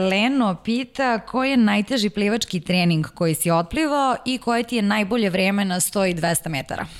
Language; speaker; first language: Serbian; native; Serbian